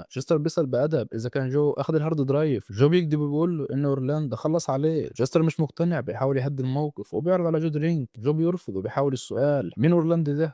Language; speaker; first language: Arabic; native; Arabic